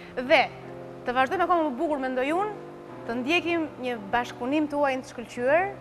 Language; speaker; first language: Albanian; native; Albanian